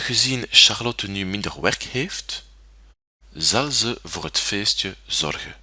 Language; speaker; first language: Dutch; non-native, fluent; French